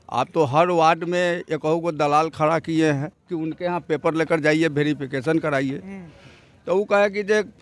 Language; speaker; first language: Hindi; native; Hindi